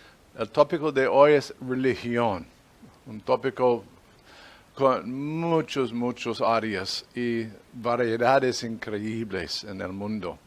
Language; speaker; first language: Spanish; non-native, fluent; English